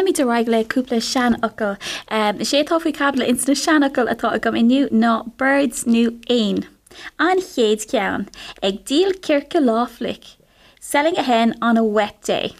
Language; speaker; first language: Irish; non-native, local second language; English